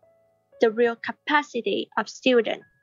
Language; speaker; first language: English; non-native, learner; Vietnamese